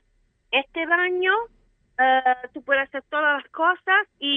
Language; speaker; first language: Spanish; non-native, fluent; Italian